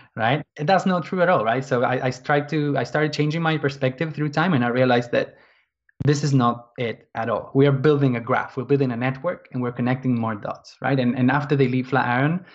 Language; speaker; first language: English; non-native, fluent; Spanish